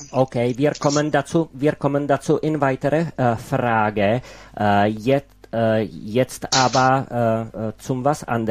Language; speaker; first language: German; non-native, fluent; Czech